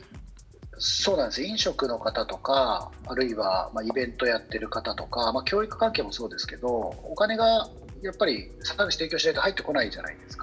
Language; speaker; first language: Japanese; native; Japanese